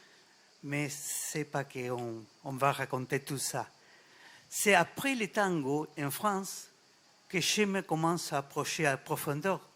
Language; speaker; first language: French; non-native, fluent; Spanish